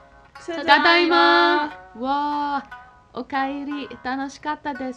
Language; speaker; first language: Japanese; non-native, learner; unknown